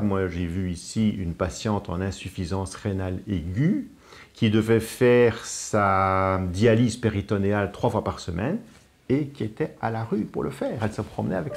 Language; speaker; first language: French; native; French